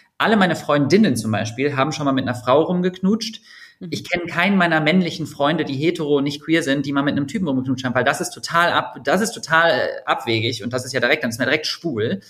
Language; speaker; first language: German; native; German